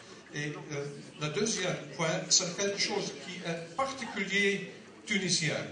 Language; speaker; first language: French; non-native, learner; Dutch